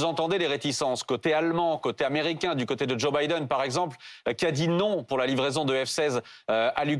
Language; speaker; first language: French; native; French